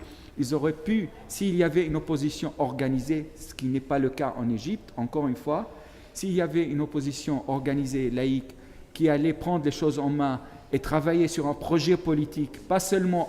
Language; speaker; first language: French; non-native, fluent; Arabic